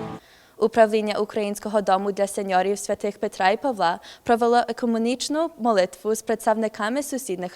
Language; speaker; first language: Ukrainian; early bilingual, heritage; Ukrainian